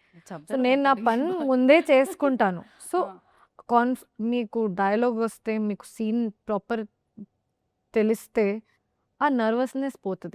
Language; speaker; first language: Telugu; non-native, fluent; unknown